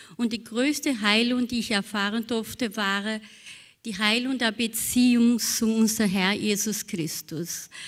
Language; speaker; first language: German; non-native, fluent; Portuguese